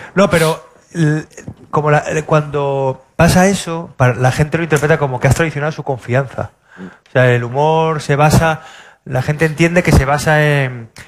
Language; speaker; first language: Spanish; native; Spanish